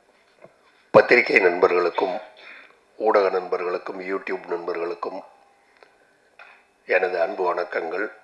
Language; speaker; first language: Tamil; native; Tamil